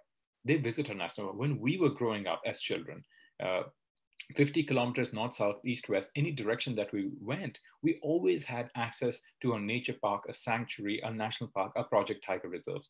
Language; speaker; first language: English; non-native, local second language; Hindi